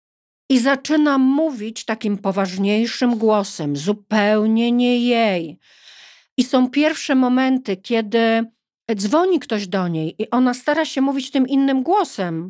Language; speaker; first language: Polish; native; Polish